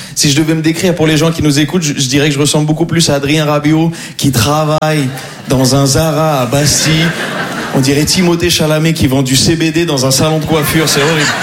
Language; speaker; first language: French; native; French